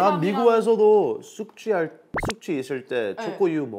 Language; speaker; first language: Korean; non-native, fluent; English